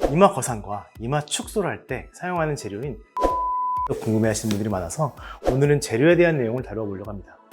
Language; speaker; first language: Korean; native; Korean